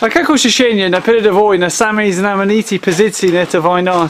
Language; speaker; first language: Russian; non-native, learner; English